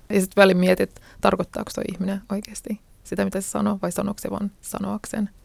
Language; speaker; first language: Finnish; early bilingual, other home language; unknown